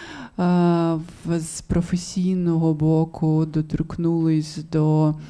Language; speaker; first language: Ukrainian; non-native, local second language; Russian